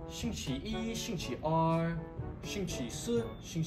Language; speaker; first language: Chinese; non-native, learner; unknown